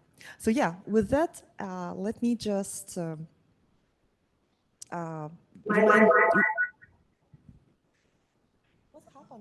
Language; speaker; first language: English; non-native, fluent; Russian